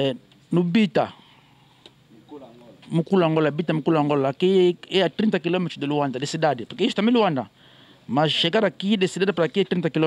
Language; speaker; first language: Portuguese; native; Portuguese